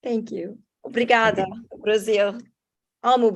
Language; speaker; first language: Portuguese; non-native, learner; Turkish